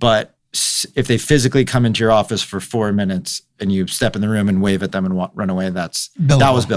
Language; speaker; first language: English; native; English